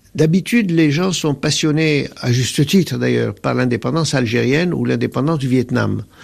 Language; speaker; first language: French; non-native, local second language; Arabic